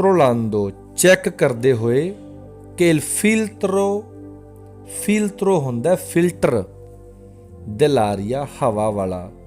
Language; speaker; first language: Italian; non-native, fluent; Punjabi